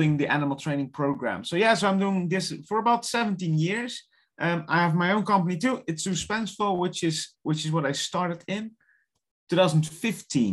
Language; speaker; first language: English; non-native, fluent; Dutch